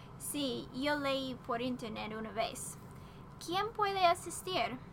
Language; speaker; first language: Spanish; non-native, learner; English